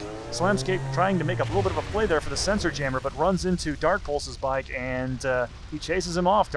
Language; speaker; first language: English; native; English